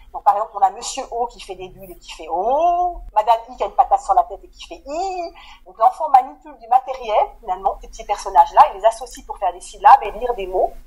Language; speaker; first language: French; native; French